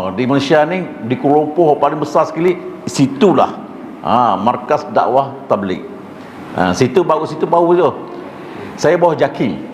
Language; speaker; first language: Malay; early bilingual, heritage; Malay